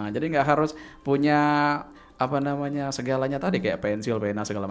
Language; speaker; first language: Indonesian; native; Indonesian